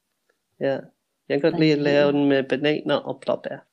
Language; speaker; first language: Danish; early bilingual, heritage; Danish